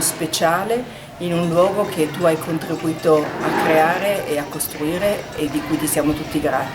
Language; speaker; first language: Italian; native; Italian